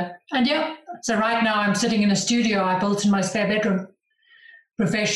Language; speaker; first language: English; native; English